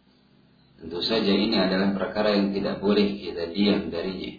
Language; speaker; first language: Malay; non-native, local second language; Sundanese